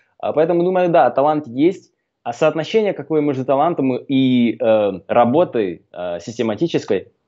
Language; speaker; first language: Russian; non-native, fluent; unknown